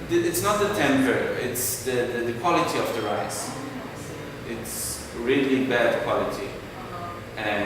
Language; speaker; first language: English; non-native, fluent; German